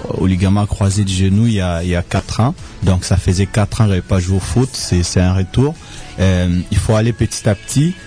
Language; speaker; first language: French; native; French